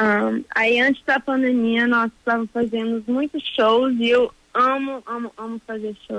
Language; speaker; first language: Portuguese; early bilingual, heritage; Portuguese